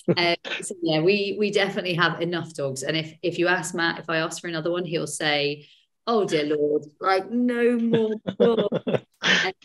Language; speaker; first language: English; native; English